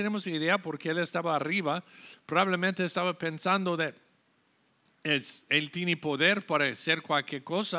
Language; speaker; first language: Spanish; non-native, learner; English